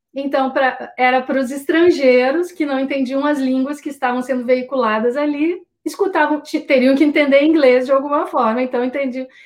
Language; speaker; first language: Portuguese; native; Portuguese